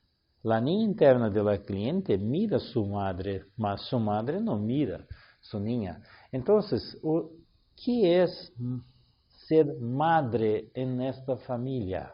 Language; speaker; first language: Spanish; non-native, learner; Portuguese